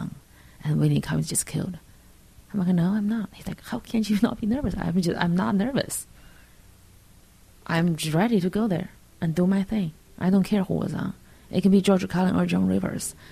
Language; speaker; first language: English; non-native, fluent; Chinese